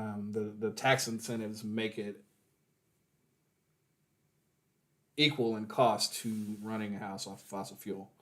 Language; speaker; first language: English; native; English